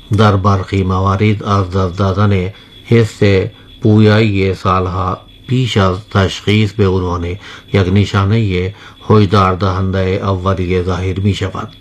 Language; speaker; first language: Persian; non-native, fluent; Urdu